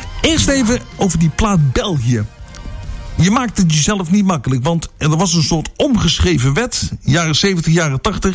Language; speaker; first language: Dutch; native; Dutch